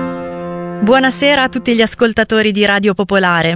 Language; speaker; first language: Italian; native; Italian